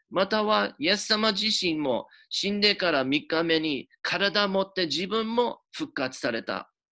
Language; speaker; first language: Japanese; non-native, fluent; English